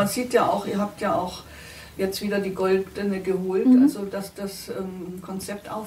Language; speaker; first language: German; native; German